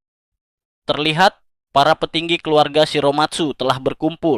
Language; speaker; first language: Indonesian; native; Indonesian